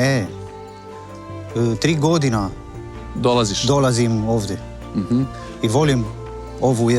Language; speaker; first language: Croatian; non-native, learner; Romanian